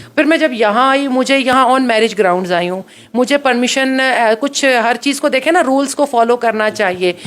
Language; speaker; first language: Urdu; native; Urdu